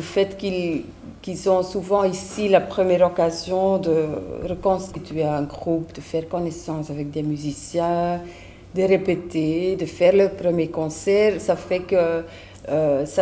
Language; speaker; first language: French; native; French